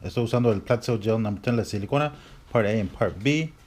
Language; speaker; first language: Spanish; early bilingual, heritage; Spanish